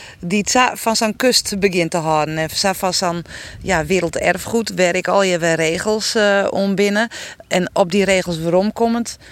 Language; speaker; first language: Dutch; non-native, local second language; Western Frisian